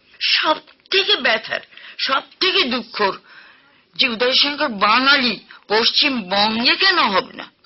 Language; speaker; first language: Bangla; native; Bangla